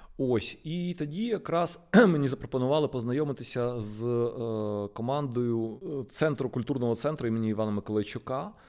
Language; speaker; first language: Ukrainian; non-native, local second language; Russian